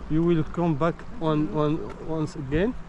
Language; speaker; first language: English; non-native, learner; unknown